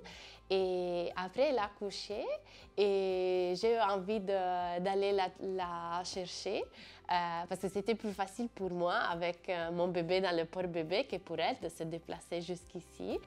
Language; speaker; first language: French; non-native, fluent; Italian